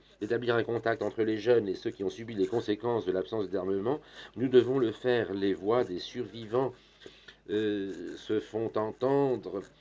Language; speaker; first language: French; non-native, fluent; German